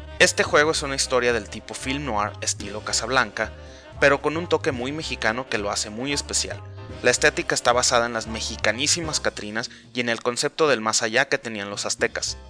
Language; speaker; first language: Spanish; native; Spanish